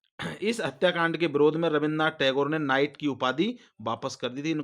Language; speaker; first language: Hindi; native; Hindi